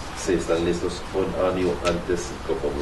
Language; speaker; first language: Spanish; non-native, learner; Arabic